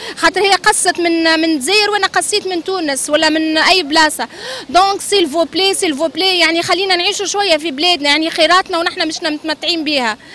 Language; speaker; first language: Arabic; native; Arabic